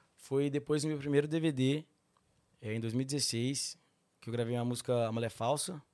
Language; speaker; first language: Portuguese; native; Portuguese